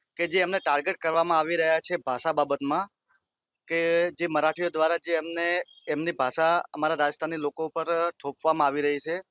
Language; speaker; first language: Gujarati; non-native, local second language; Rajasthani